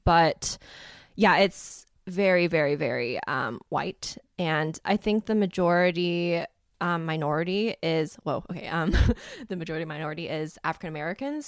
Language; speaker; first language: English; native; English